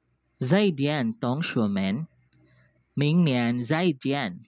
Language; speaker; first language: Chinese; non-native, learner; Filipino